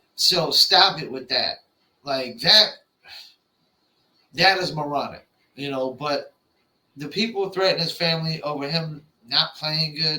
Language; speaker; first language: English; native; English